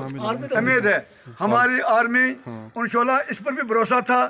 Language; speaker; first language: Hindi; native; Hindi